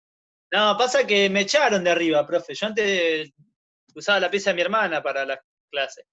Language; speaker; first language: Spanish; native; Spanish